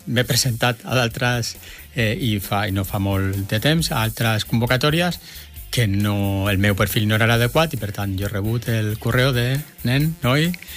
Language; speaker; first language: Catalan; native; Catalan